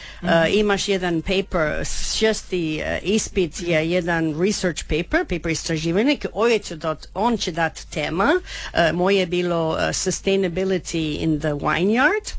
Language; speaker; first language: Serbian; early bilingual, heritage; Croatian